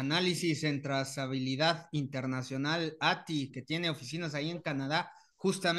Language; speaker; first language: Spanish; native; Spanish